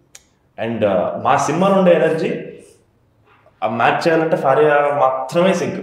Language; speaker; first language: Telugu; native; Telugu